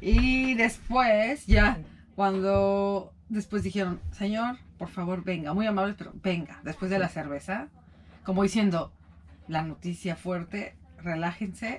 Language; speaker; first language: Spanish; native; Spanish